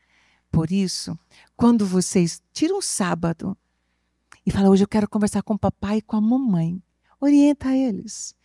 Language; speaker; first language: Portuguese; native; Portuguese